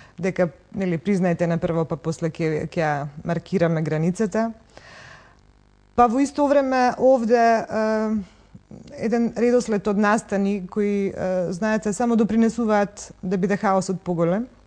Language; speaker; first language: Macedonian; native; Macedonian